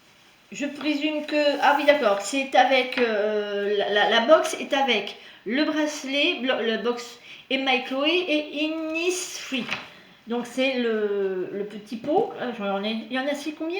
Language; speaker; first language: French; native; French